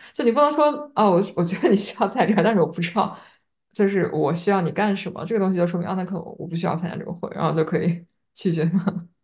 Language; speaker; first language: Chinese; native; Chinese